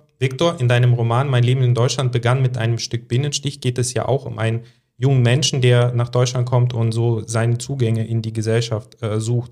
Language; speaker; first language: German; early bilingual, other home language; Russian